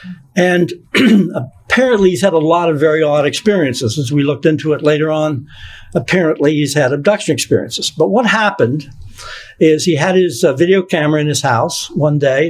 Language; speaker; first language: English; native; English